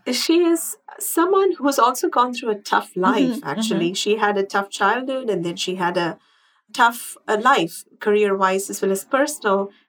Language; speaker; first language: English; non-native, local second language; Tamil